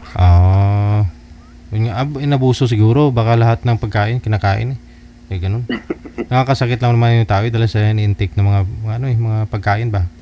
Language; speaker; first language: Filipino; native; Filipino